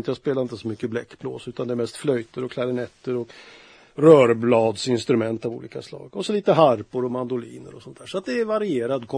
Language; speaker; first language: Swedish; native; Swedish